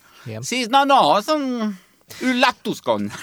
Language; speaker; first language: Estonian; non-native, learner; Italian